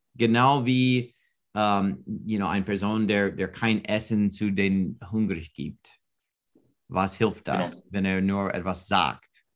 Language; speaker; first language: German; non-native, learner; English